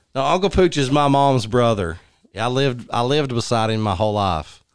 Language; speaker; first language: English; native; English